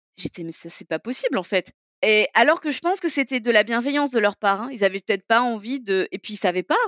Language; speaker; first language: French; native; French